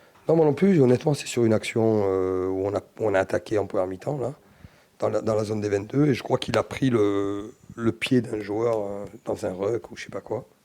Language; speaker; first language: French; native; French